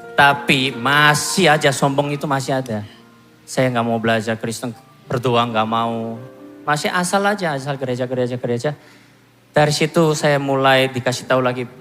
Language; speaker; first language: Indonesian; non-native, fluent; Korean